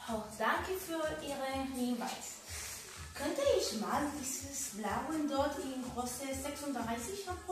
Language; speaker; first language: German; non-native, learner; Spanish